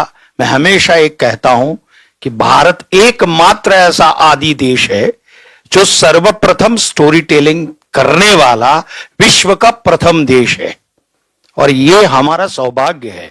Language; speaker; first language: Hindi; native; Hindi